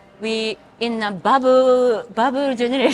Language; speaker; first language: English; non-native, learner; Japanese